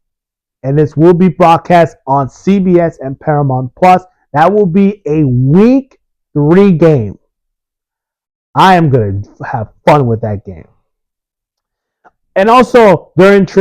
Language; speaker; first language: English; early bilingual, other home language; Spanish